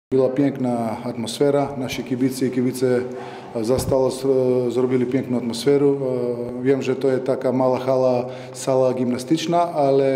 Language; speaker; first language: Polish; non-native, fluent; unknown